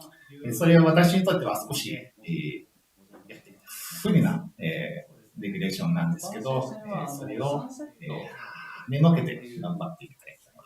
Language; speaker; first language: Japanese; native; Japanese